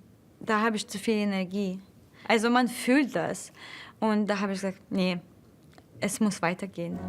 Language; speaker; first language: German; non-native, fluent; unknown